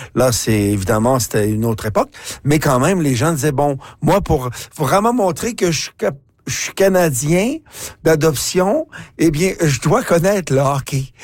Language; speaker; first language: French; native; French